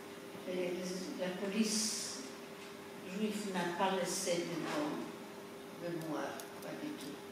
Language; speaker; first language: French; non-native, fluent; Polish